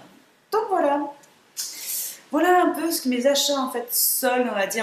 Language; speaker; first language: French; native; French